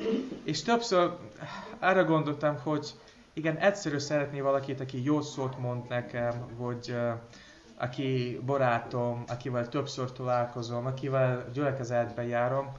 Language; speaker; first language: Hungarian; non-native, fluent; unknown